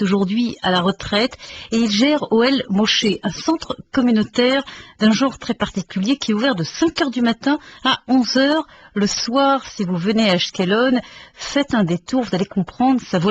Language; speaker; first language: French; native; French